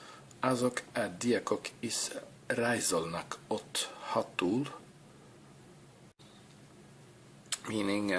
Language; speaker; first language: Hungarian; non-native, learner; English